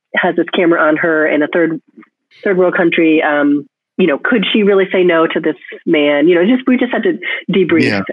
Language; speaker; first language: English; native; English